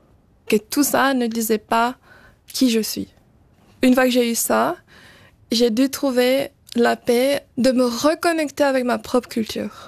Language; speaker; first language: French; early bilingual, other home language; Portuguese